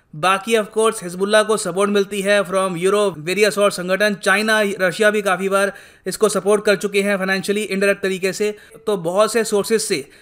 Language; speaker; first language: Hindi; native; Hindi